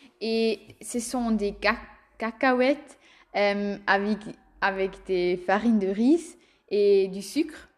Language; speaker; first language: French; non-native, learner; German